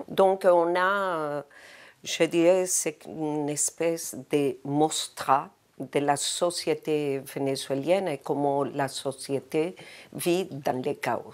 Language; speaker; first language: French; non-native, fluent; Spanish